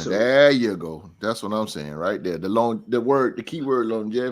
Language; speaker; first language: English; native; English